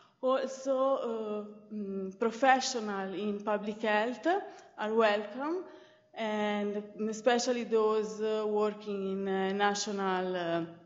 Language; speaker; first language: English; non-native, fluent; Italian